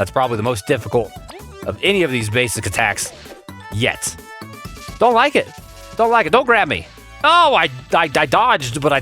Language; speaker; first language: English; native; English